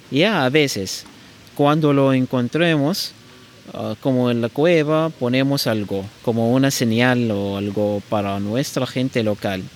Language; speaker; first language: Spanish; non-native, learner; Arabic